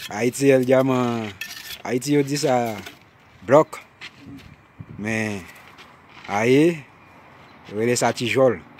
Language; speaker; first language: Portuguese; non-native, learner; Haitian Creole